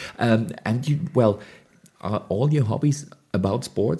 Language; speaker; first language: English; non-native, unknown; German